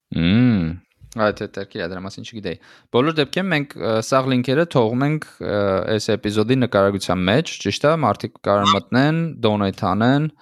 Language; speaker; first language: Armenian; native; Armenian